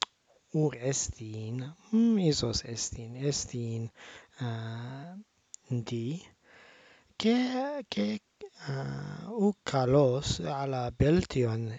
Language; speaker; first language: Greek; non-native, learner; English